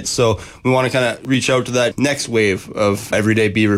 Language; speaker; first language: English; native; English